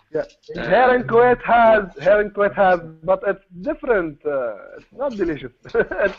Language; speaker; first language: English; non-native, learner; Arabic